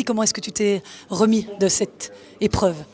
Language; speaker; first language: French; native; French